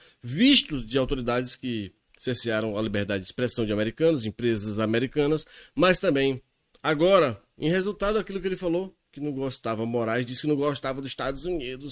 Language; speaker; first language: Portuguese; native; Portuguese